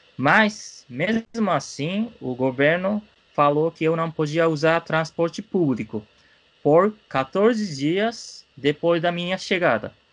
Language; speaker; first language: Portuguese; non-native, fluent; Japanese